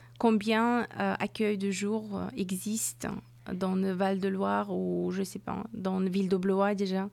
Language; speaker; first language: French; non-native, fluent; Persian